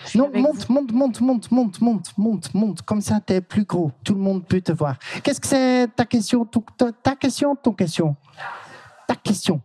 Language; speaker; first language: French; non-native, learner; Dutch